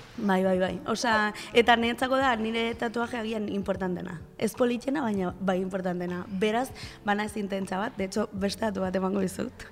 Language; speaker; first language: Basque; non-native, local second language; Spanish